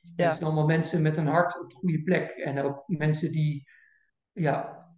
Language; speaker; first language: Dutch; native; Dutch